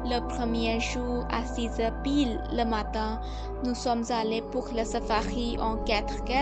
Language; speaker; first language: French; non-native, learner; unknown